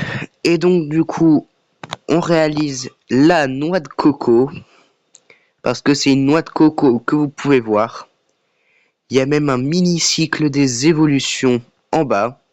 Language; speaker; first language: French; native; French